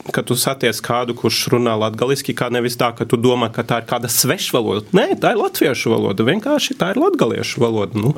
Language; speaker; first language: Latvian; non-native, fluent; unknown